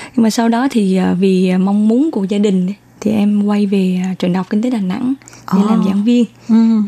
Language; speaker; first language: Vietnamese; native; Vietnamese